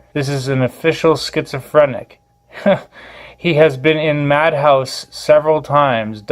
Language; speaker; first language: English; native; English